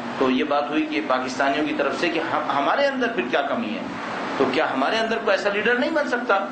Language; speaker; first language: Urdu; native; Urdu